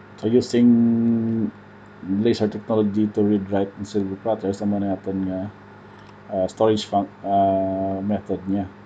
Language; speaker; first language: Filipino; non-native, local second language; Hiligaynon